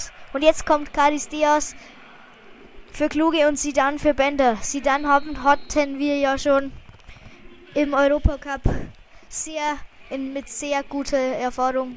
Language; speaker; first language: German; native; German